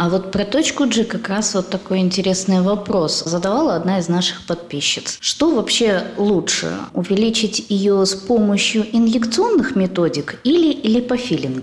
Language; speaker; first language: Russian; native; Russian